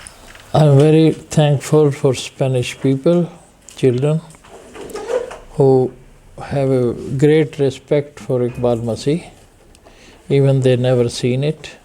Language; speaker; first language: English; non-native, fluent; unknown